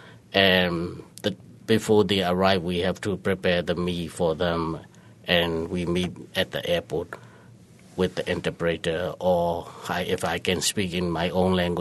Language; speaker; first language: English; non-native, learner; Burmese